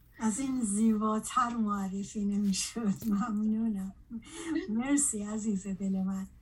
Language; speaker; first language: Persian; native; Persian